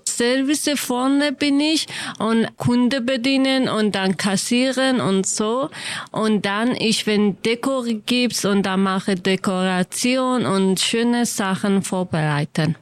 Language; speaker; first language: German; non-native, learner; Kurdish